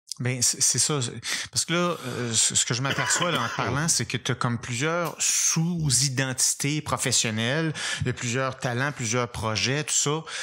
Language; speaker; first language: French; native; French